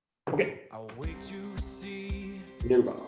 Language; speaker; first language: Japanese; native; Japanese